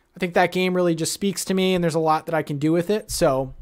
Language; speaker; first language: English; native; English